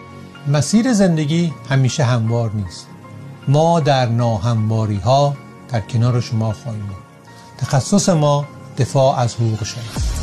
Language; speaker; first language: Persian; native; Persian